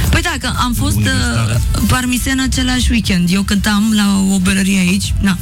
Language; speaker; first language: Romanian; native; Romanian